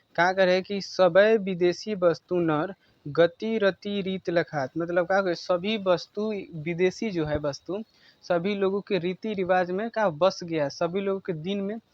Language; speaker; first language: Hindi; native; Hindi